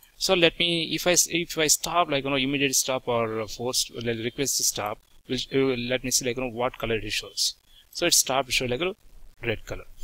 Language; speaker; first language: English; non-native, local second language; Telugu